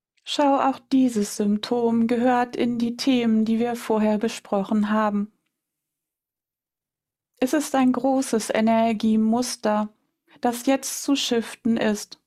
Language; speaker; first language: German; native; German